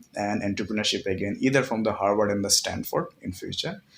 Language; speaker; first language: English; non-native, local second language; Bangla